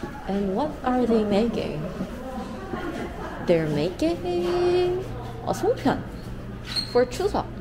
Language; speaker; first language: English; non-native, learner; Korean